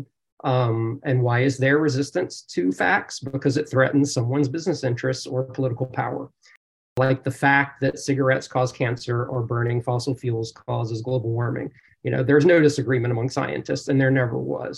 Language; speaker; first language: English; native; English